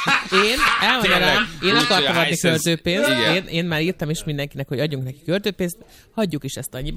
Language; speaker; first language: Hungarian; native; Hungarian